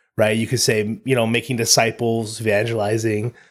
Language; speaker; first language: English; native; English